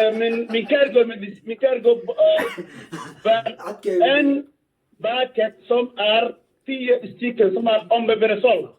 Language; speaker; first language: Swedish; non-native, learner; Somali